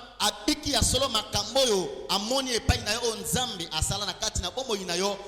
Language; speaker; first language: Lingala; native; Lingala